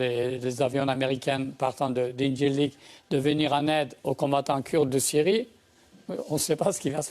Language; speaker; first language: French; native; French